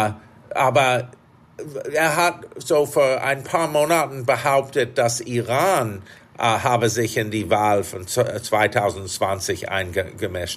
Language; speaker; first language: German; non-native, fluent; English